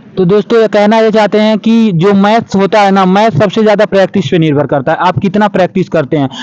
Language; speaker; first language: Hindi; native; Hindi